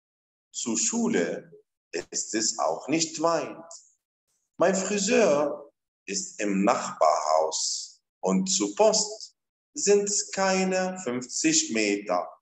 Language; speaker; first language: German; non-native, fluent; Arabic